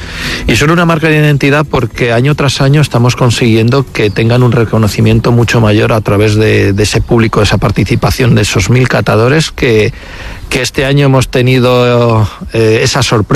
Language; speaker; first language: Spanish; native; Spanish